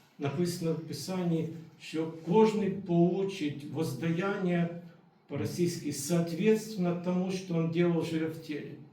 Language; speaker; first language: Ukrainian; non-native, local second language; Russian